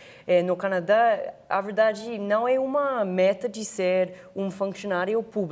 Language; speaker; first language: Portuguese; non-native, fluent; English